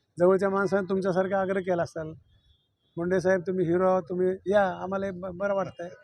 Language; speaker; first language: Marathi; native; Marathi